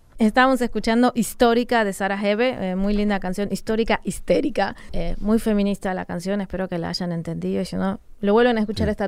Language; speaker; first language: Spanish; native; Spanish